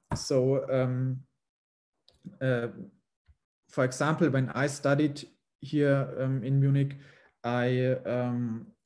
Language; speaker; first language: English; non-native, fluent; German